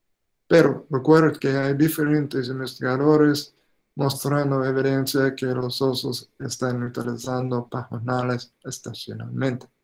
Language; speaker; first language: Spanish; non-native, fluent; English